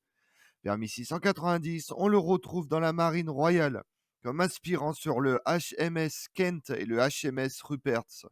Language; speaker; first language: French; native; French